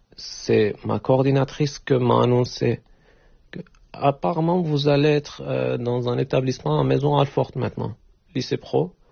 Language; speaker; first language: French; non-native, learner; Turkish